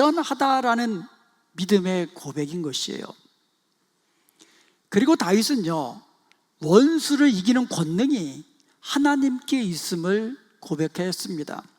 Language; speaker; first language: Korean; native; Korean